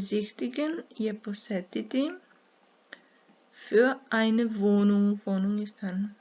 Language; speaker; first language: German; non-native, fluent; Serbian